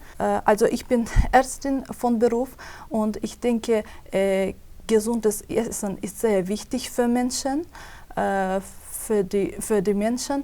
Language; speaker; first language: German; non-native, fluent; Azerbaijani